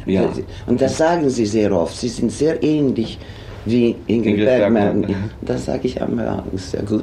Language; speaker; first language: German; non-native, fluent; Swedish